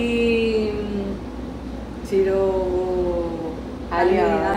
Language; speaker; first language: Portuguese; non-native, learner; Spanish